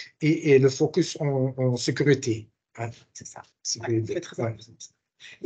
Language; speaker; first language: French; non-native, local second language; Dutch